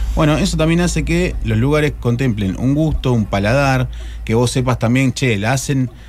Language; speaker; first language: Spanish; native; Spanish